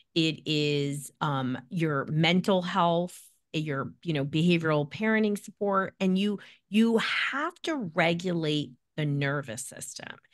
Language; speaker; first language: English; native; English